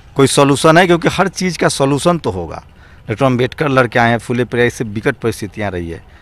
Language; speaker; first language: Hindi; native; Hindi